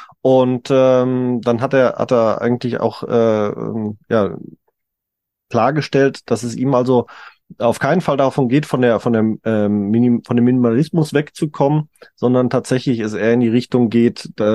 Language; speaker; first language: German; native; German